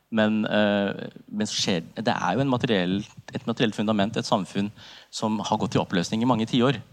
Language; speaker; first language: Norwegian; early bilingual, other home language; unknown